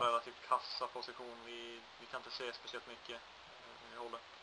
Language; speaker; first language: Swedish; native; Swedish